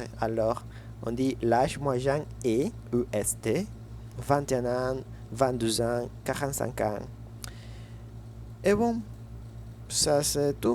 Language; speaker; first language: French; non-native, fluent; Spanish